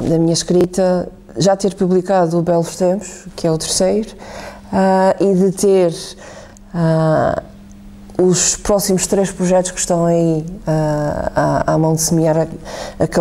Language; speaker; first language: Portuguese; native; Portuguese